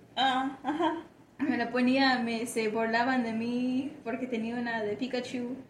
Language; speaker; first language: Spanish; early bilingual, heritage; Spanish